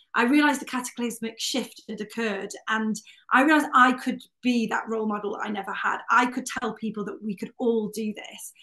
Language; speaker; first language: English; native; English